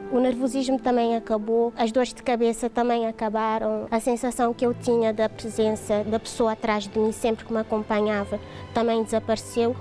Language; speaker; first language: Portuguese; non-native, local second language; Kabuverdianu